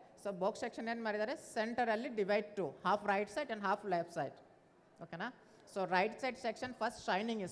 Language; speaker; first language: Kannada; non-native, learner; Bangla